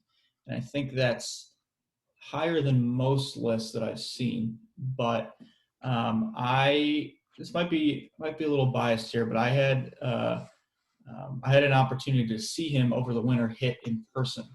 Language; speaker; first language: English; native; English